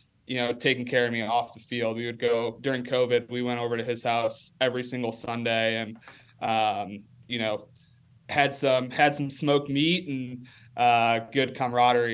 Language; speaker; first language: English; native; English